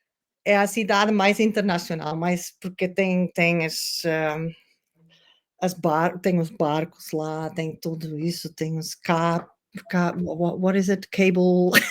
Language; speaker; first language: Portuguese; non-native, learner; Dutch